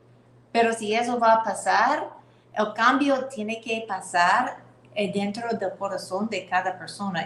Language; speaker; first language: Spanish; non-native, fluent; English